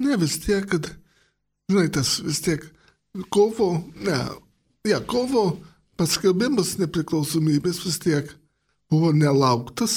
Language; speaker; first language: Lithuanian; early bilingual, heritage; Lithuanian